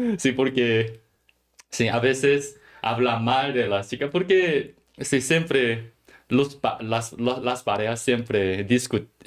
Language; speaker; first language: Spanish; non-native, learner; Korean